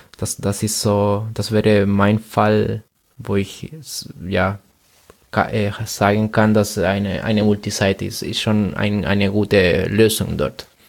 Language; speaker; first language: German; non-native, fluent; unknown